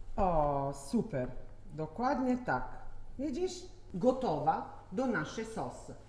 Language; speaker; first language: Polish; non-native, learner; Italian